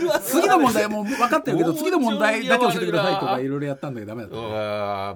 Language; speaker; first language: Japanese; native; Japanese